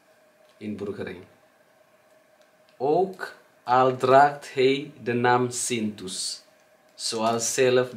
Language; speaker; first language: Dutch; non-native, learner; Indonesian